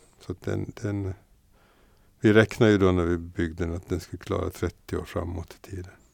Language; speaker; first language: Swedish; native; Swedish